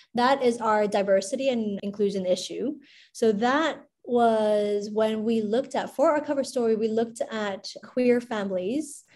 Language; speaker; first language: English; non-native, local second language; Cantonese